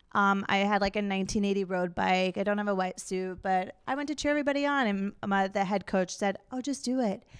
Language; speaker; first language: English; native; English